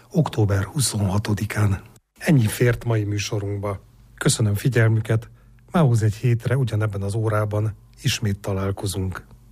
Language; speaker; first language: Hungarian; native; Hungarian